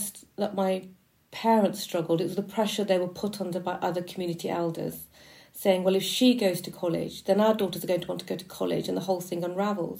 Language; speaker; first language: English; native; English